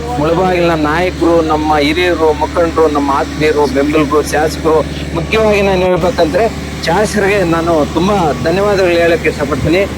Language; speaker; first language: Kannada; native; Kannada